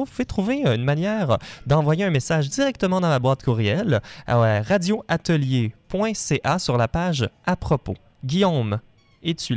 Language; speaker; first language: French; native; French